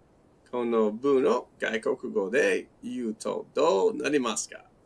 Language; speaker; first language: Japanese; non-native, learner; English